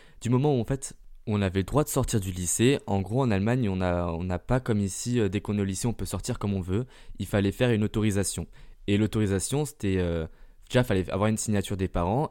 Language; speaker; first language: French; early bilingual, heritage; French